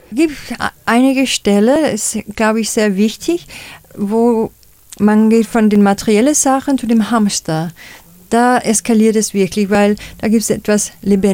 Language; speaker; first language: German; non-native, fluent; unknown